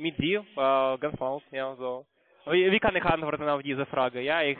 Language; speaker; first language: German; non-native, learner; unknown